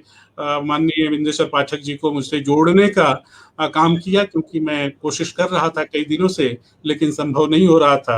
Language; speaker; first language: Hindi; native; Hindi